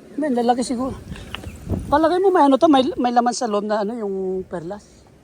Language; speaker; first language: Filipino; native; Filipino